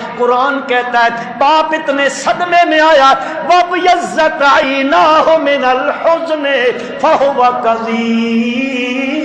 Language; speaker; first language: Urdu; non-native, local second language; Punjabi